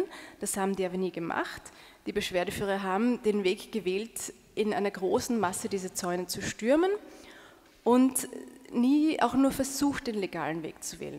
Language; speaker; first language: German; native; German